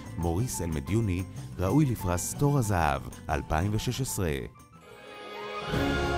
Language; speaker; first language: Hebrew; native; Hebrew